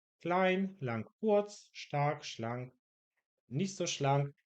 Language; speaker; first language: German; non-native, fluent; Polish